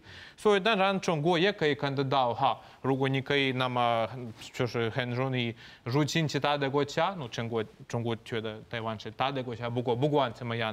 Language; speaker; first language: Chinese; non-native, fluent; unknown